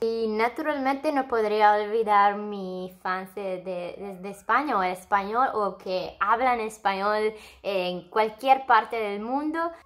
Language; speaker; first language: Spanish; non-native, learner; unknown